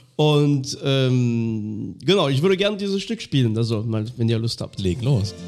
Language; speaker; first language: German; non-native, fluent; French